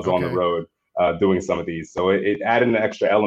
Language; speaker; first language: English; native; English